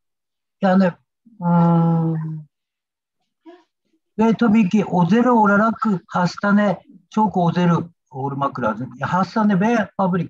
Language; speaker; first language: Turkish; non-native, learner; Japanese